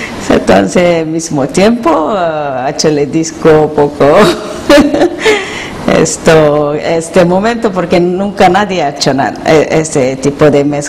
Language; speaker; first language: Spanish; non-native, learner; Korean